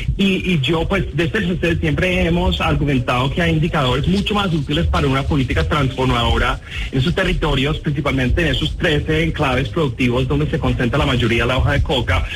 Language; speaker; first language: Spanish; non-native, fluent; English